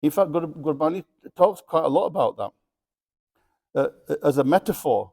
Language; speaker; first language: English; early bilingual, other home language; Punjabi